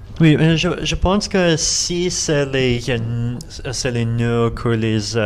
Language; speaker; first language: French; non-native, learner; Russian